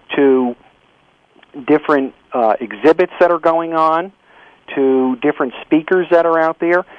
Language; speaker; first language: English; native; English